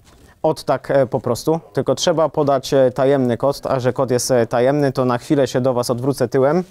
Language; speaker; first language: Polish; native; Polish